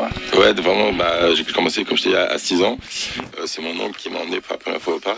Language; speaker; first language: French; native; French